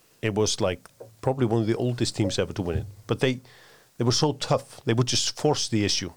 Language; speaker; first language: English; non-native, fluent; Icelandic